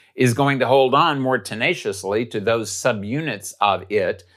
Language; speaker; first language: English; native; English